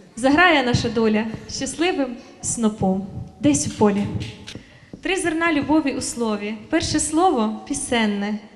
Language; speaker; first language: Ukrainian; native; Ukrainian